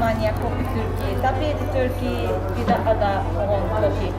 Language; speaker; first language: Indonesian; non-native, learner; Turkish